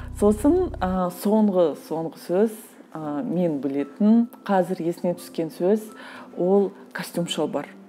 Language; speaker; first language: Kazakh; non-native, local second language; Russian